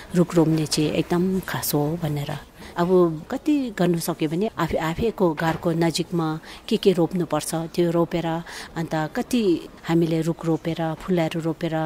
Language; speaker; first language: Nepali; non-native, local second language; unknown